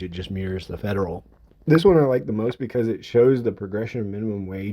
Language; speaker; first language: English; native; English